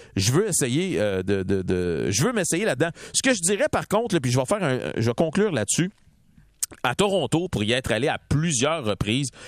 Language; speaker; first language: French; native; French